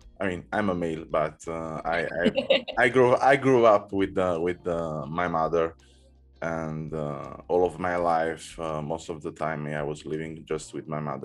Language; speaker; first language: English; non-native, learner; Italian